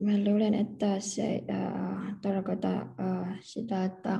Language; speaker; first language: Finnish; non-native, learner; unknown